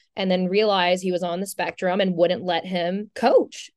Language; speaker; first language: English; native; English